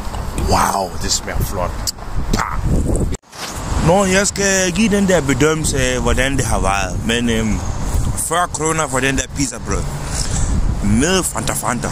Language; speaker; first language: Danish; non-native, learner; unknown